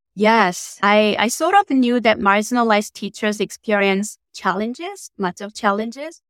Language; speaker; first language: English; non-native, fluent; Korean